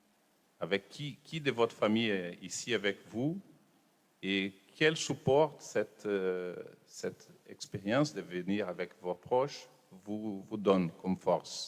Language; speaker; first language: French; non-native, fluent; Portuguese